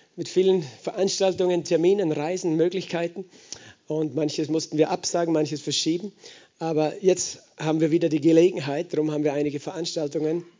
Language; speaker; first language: German; native; German